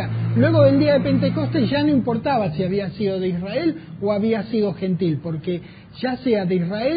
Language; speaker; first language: Spanish; native; Spanish